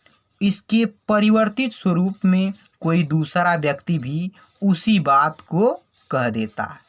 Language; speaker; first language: Hindi; native; Hindi